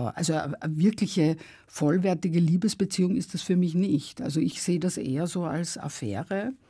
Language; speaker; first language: German; native; German